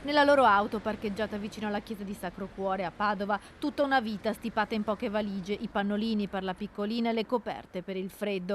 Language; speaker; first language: Italian; native; Italian